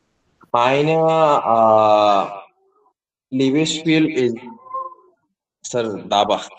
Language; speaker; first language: German; non-native, learner; Bangla